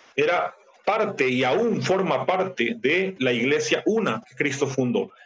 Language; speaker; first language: Spanish; native; Spanish